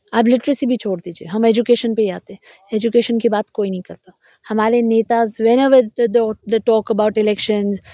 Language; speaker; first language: Hindi; native; Hindi